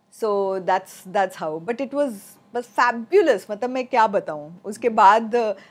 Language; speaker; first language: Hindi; non-native, local second language; Marathi